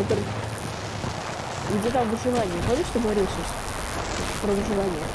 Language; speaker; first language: Russian; native; Russian